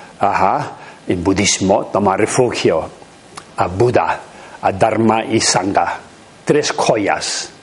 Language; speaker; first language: Spanish; non-native, learner; Tibetan